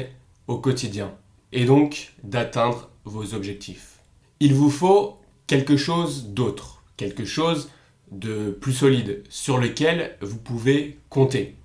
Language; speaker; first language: French; native; French